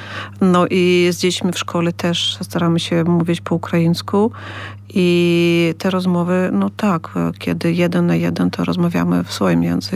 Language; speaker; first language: Polish; non-native, fluent; Ukrainian